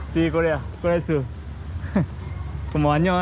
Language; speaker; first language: Spanish; non-native, learner; Korean